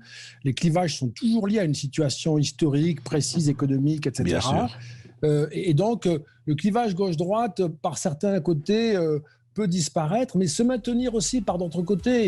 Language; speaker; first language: French; native; French